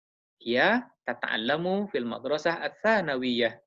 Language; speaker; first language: Arabic; non-native, fluent; Indonesian